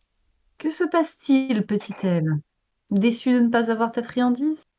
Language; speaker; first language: French; native; French